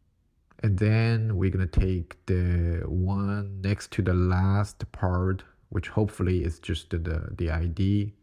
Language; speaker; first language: English; non-native, fluent; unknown